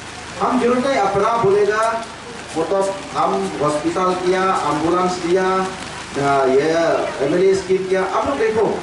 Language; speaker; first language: Hindi; non-native, local second language; Khasi